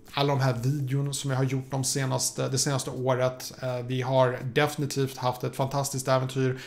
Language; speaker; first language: Swedish; early bilingual, other home language; Polish